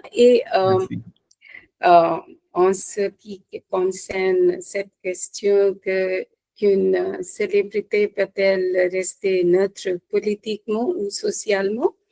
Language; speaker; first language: French; non-native, fluent; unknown